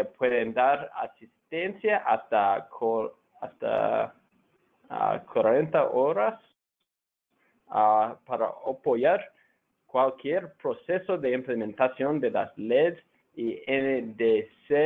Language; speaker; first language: Spanish; non-native, fluent; English